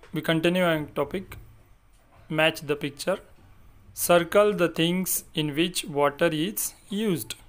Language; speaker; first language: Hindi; non-native, local second language; Marathi